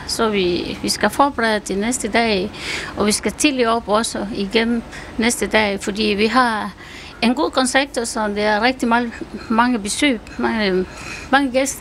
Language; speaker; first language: Danish; non-native, fluent; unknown